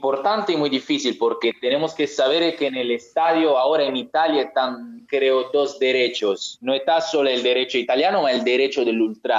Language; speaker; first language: Spanish; non-native, learner; Italian